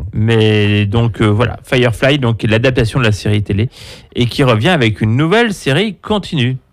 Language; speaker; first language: French; native; French